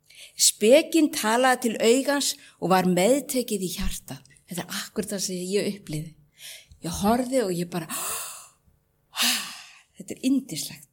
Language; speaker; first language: Icelandic; native; Icelandic